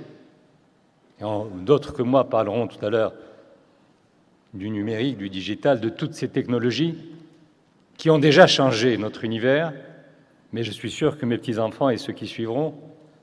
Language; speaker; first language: French; non-native, local second language; Arabic